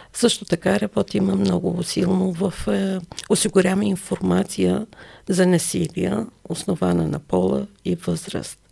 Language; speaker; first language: Bulgarian; non-native, fluent; Arabic